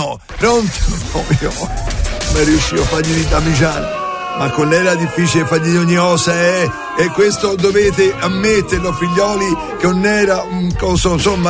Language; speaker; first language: Italian; native; Italian